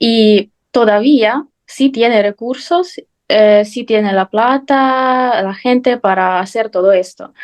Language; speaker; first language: Spanish; non-native, fluent; Ukrainian